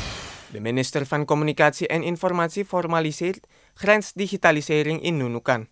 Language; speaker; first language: Dutch; non-native, fluent; Indonesian